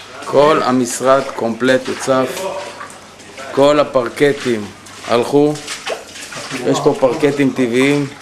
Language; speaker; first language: Hebrew; native; Hebrew